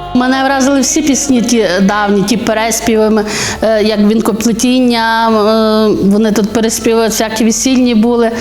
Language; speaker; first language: Ukrainian; native; Ukrainian